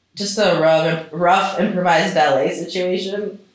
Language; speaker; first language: English; early bilingual, other home language; Russian